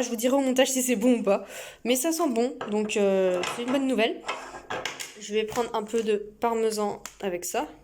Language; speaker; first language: French; native; French